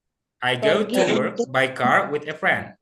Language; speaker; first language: English; non-native, fluent; Indonesian